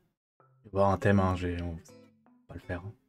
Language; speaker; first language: French; native; French